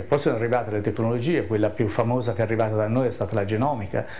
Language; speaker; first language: Italian; native; Italian